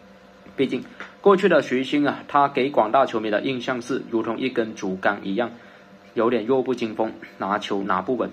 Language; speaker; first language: Chinese; native; Chinese